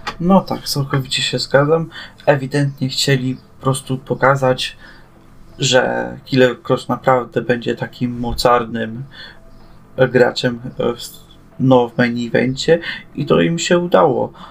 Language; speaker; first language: Polish; native; Polish